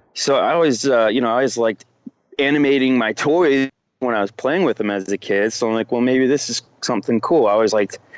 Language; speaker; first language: English; native; English